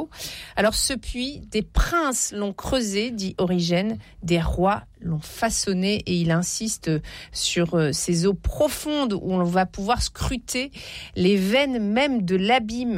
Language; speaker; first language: French; native; French